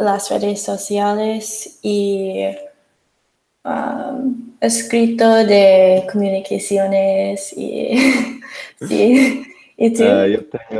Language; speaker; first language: Spanish; non-native, learner; English